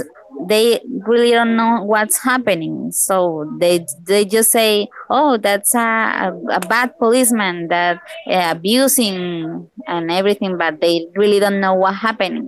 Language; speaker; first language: English; non-native, learner; Spanish